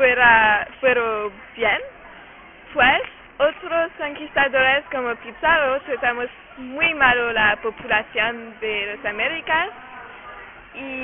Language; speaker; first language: Spanish; non-native, learner; French